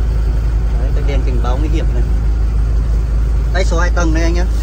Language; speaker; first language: Vietnamese; native; Vietnamese